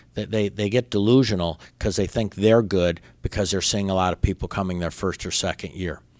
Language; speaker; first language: English; native; English